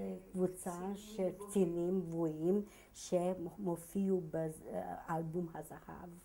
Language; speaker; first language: Hebrew; non-native, fluent; Hungarian